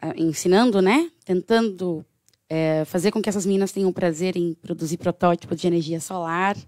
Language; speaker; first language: Portuguese; native; Portuguese